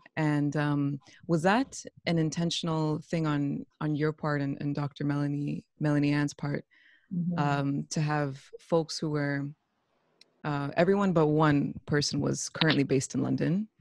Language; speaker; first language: English; native; English